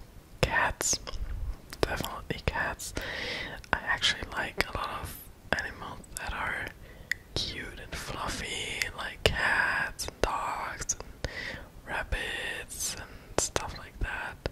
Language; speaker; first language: English; non-native, fluent; German